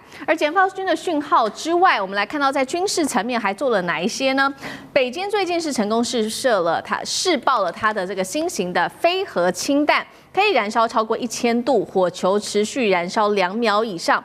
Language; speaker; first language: Chinese; native; Chinese